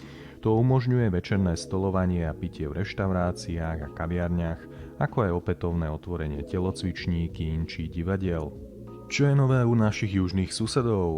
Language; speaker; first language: Slovak; native; Slovak